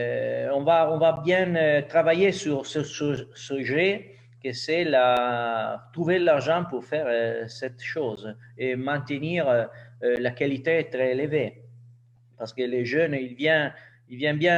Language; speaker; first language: French; non-native, learner; Italian